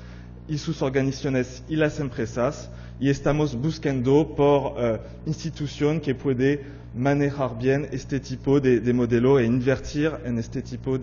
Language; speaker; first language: Spanish; non-native, fluent; French